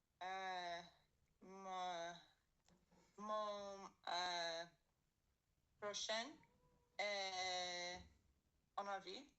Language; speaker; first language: French; non-native, learner; English